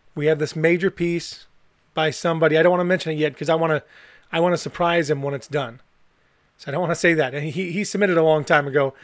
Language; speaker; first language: English; native; English